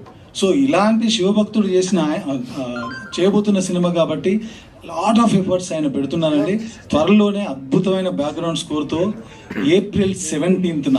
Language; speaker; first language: Telugu; native; Telugu